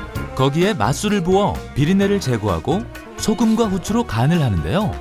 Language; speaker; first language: Korean; native; Korean